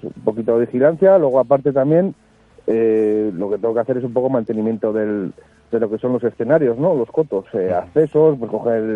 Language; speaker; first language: Spanish; native; Spanish